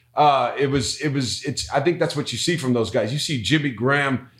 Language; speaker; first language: English; native; English